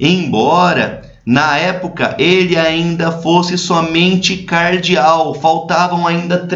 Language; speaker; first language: Portuguese; native; Portuguese